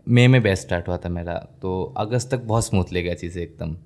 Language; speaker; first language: Hindi; non-native, local second language; Bangla